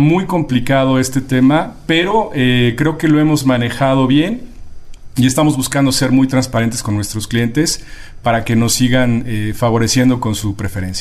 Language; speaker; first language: Spanish; native; Spanish